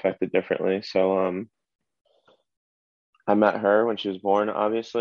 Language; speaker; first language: English; native; English